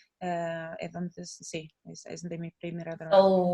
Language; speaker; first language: Spanish; non-native, learner; Russian